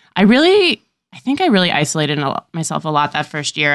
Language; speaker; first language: English; native; English